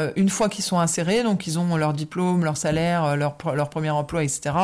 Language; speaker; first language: French; native; French